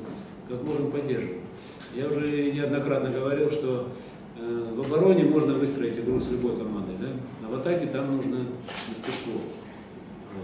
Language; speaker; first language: Russian; native; Russian